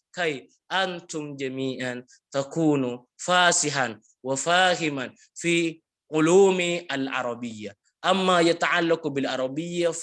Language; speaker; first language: Arabic; non-native, fluent; Indonesian